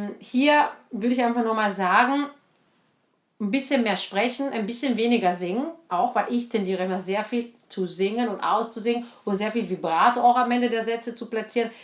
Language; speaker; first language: German; non-native, fluent; Italian